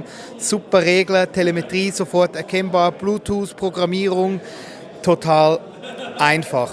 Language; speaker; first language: German; native; German